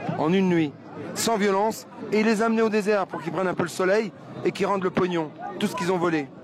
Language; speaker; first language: French; early bilingual, other home language; Arabic